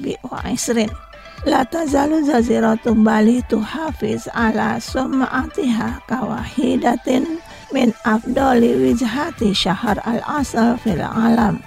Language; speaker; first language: Arabic; non-native, fluent; Indonesian